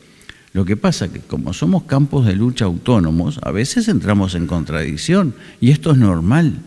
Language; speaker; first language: Spanish; native; Spanish